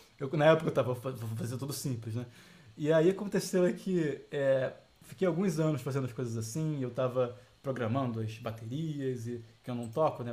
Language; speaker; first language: Portuguese; native; Portuguese